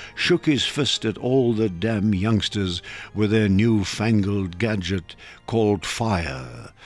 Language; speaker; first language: English; non-native, local second language; Afrikaans